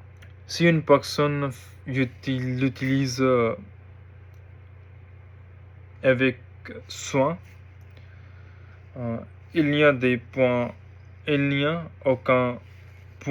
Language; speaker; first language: French; non-native, learner; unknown